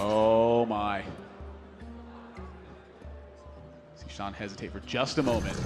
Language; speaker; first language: English; native; English